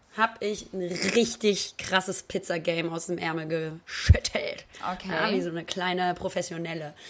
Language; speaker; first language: German; native; German